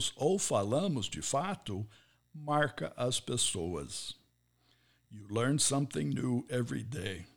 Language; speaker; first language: Portuguese; non-native, fluent; English